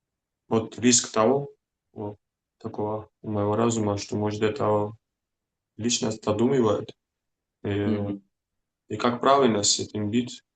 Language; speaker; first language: Russian; non-native, fluent; Georgian